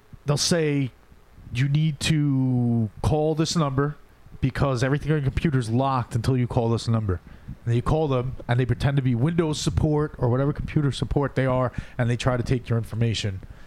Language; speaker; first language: English; native; English